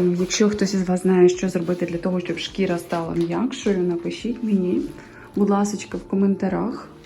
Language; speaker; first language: Ukrainian; native; Ukrainian